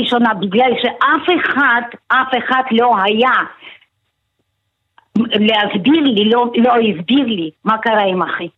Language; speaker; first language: Hebrew; non-native, fluent; Russian